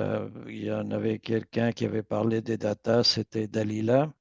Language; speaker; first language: French; native; French